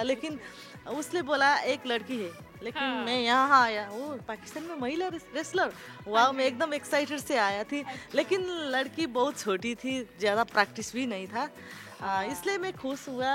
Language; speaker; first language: Hindi; non-native, learner; Nepali